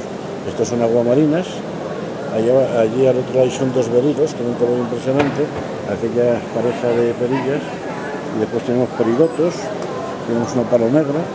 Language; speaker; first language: Spanish; native; Spanish